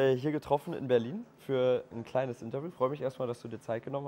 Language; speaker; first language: German; native; German